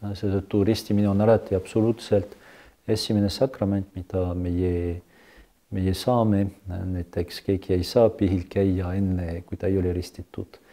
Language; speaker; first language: Estonian; non-native, fluent; French